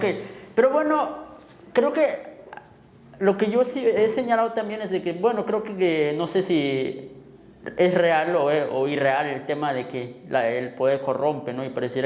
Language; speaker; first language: Spanish; native; Spanish